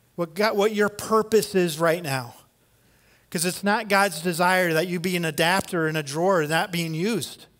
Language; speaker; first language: English; native; English